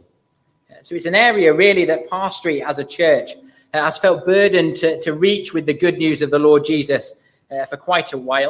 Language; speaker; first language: English; native; English